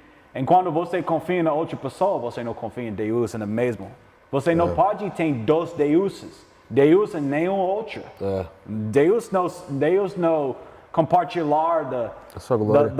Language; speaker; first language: Portuguese; non-native, learner; English